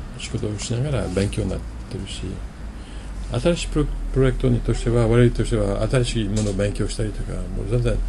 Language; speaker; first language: Japanese; non-native, fluent; French